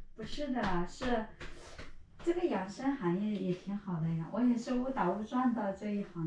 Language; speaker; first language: Chinese; native; Chinese